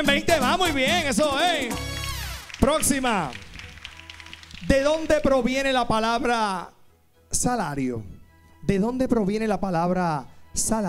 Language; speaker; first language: Spanish; native; Spanish